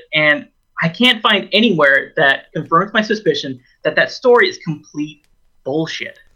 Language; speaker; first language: English; native; English